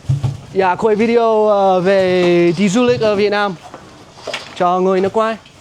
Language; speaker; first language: Vietnamese; non-native, learner; English